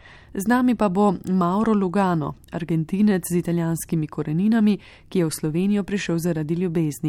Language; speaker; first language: Slovenian; native; Slovenian